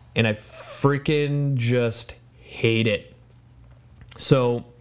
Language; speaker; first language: English; non-native, fluent; Polish